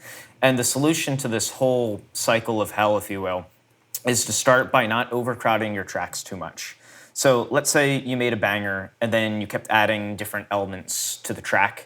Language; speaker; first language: English; native; English